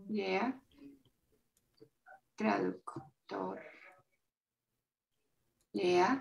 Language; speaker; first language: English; non-native, learner; Spanish